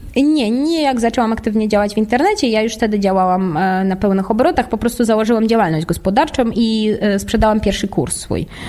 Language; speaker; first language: Polish; non-native, fluent; Russian